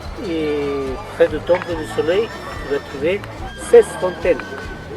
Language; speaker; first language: French; non-native, fluent; Spanish